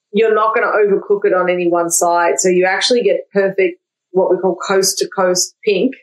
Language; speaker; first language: English; native; English